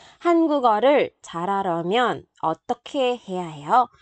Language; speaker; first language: Korean; non-native, fluent; Vietnamese